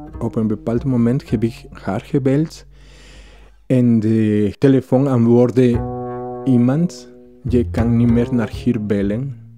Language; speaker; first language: Dutch; non-native, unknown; Spanish